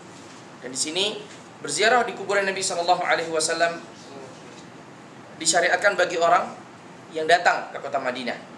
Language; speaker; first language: Indonesian; native; Indonesian